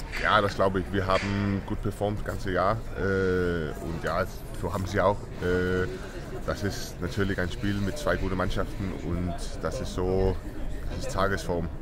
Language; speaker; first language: German; non-native, learner; Danish